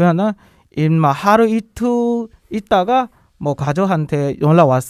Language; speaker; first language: Korean; non-native, learner; Burmese